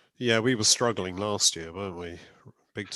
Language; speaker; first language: English; native; English